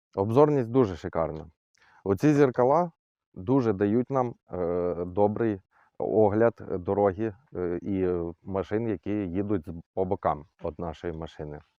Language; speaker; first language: Ukrainian; non-native, local second language; Russian